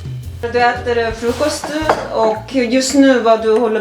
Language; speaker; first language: Swedish; non-native, learner; Korean